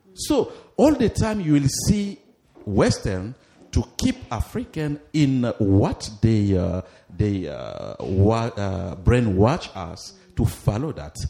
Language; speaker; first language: English; non-native, fluent; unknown